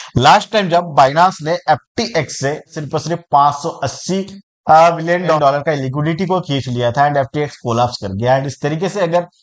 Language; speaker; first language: Hindi; native; Hindi